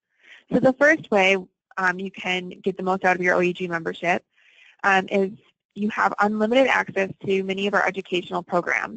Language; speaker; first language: English; native; English